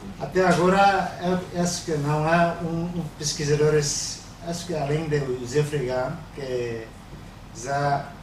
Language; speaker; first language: Portuguese; non-native, learner; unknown